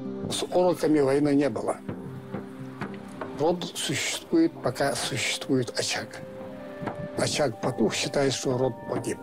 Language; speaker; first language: Russian; non-native, local second language; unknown